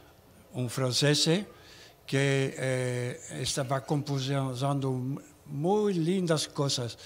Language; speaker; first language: Spanish; non-native, learner; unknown